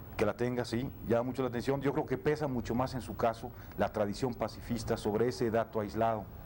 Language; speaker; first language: Spanish; native; Spanish